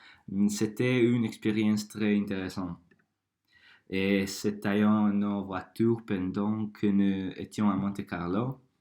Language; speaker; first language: French; non-native, learner; Croatian